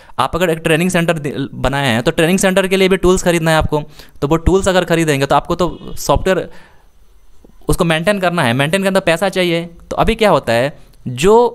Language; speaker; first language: Hindi; native; Hindi